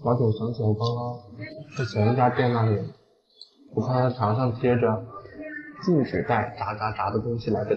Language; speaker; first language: Chinese; native; Chinese